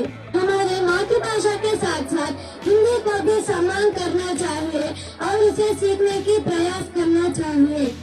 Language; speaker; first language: Hindi; non-native, local second language; Telugu